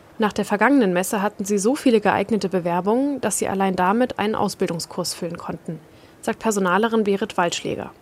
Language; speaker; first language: German; native; German